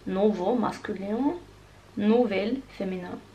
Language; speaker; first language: French; non-native, learner; Norwegian